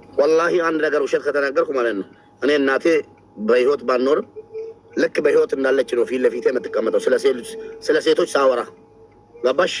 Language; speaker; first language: Amharic; non-native, local second language; Oromo